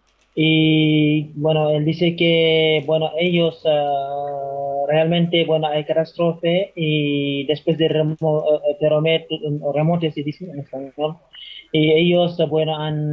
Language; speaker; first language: Spanish; non-native, learner; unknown